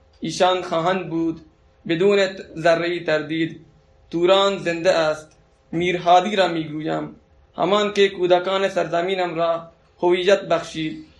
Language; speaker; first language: Persian; non-native, local second language; Baluchi